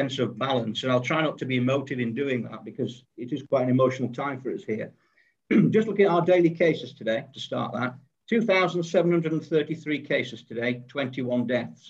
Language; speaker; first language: English; native; English